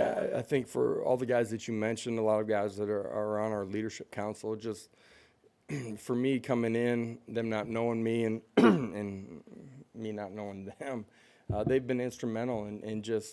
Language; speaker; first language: English; native; English